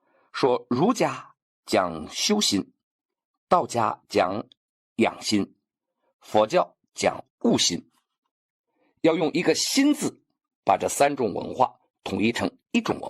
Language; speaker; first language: Chinese; native; Chinese